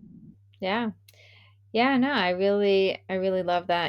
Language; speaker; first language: English; native; English